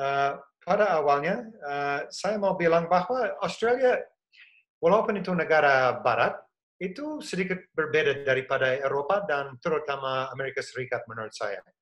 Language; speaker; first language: Indonesian; non-native, fluent; English